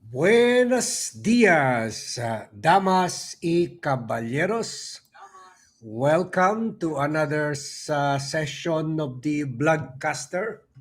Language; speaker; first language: Filipino; native; Filipino